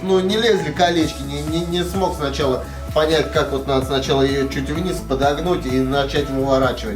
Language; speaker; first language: Russian; native; Russian